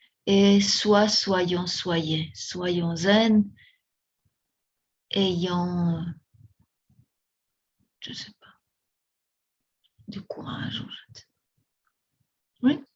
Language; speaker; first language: French; non-native, fluent; Spanish